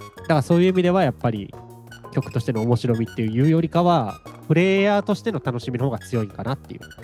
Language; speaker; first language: Japanese; native; Japanese